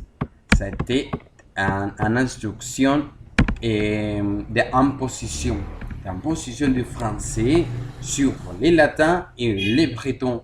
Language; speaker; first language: French; non-native, learner; Spanish